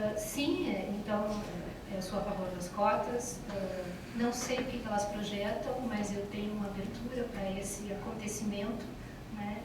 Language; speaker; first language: Portuguese; native; Portuguese